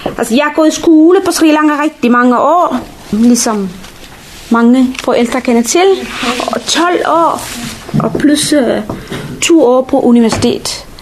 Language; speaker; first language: Danish; non-native, fluent; Tamil